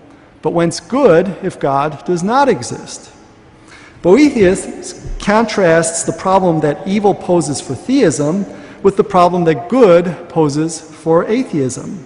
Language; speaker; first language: English; native; English